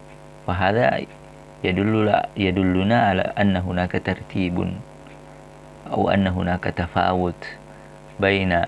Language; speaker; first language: Arabic; non-native, fluent; Indonesian